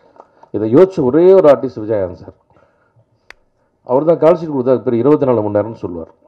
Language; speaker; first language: Tamil; native; Tamil